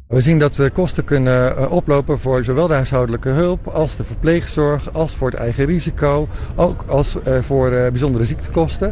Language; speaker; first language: Dutch; native; Dutch